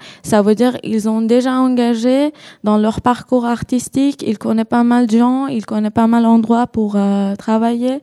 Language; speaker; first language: French; non-native, learner; Persian